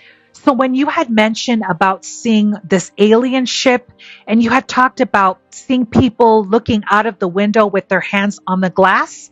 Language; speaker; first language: English; native; English